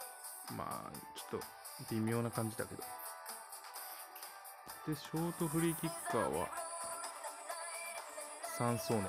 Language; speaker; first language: Japanese; native; Japanese